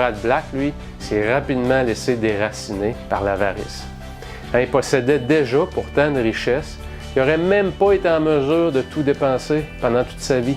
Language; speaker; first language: French; native; French